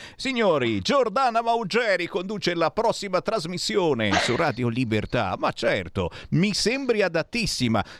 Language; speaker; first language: Italian; native; Italian